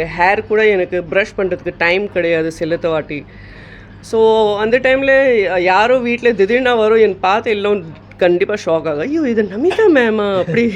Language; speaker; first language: Tamil; non-native, local second language; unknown